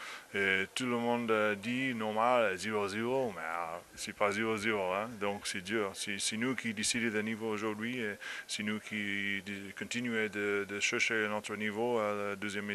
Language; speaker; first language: French; non-native, learner; English